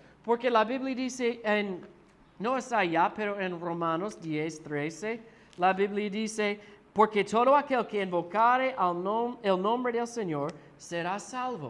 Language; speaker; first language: Spanish; non-native, fluent; English